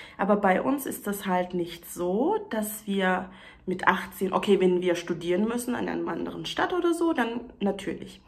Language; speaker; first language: German; early bilingual, other home language; Turkish